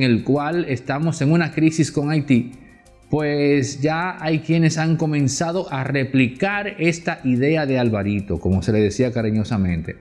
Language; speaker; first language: Spanish; native; Spanish